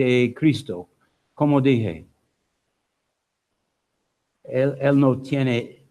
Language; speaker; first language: Spanish; non-native, learner; English